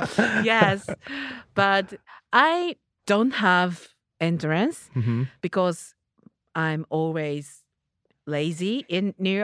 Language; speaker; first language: English; non-native, learner; Japanese